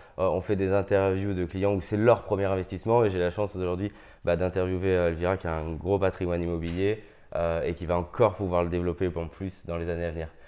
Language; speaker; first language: French; native; French